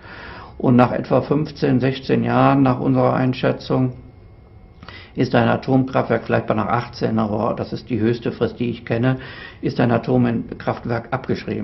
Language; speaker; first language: German; native; German